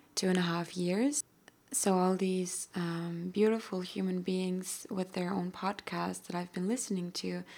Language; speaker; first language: English; non-native, fluent; German